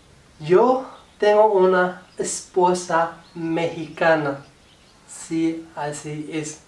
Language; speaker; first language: Spanish; non-native, learner; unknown